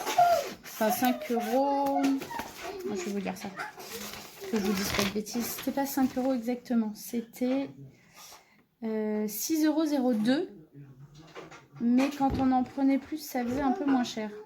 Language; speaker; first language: French; native; French